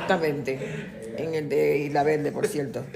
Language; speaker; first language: Spanish; native; Spanish